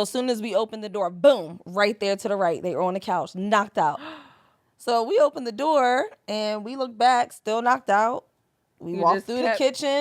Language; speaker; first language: English; native; English